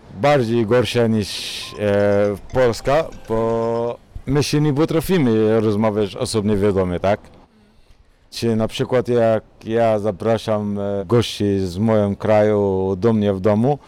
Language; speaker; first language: Polish; non-native, learner; Arabic